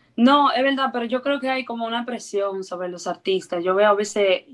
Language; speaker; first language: Spanish; early bilingual, heritage; Spanish